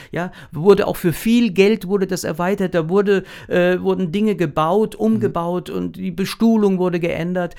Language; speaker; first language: German; native; German